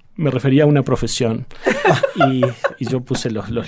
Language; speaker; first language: Spanish; native; Spanish